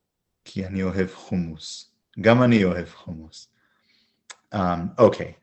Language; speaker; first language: Hebrew; non-native, fluent; English